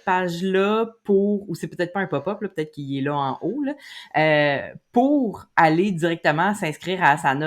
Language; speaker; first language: French; native; French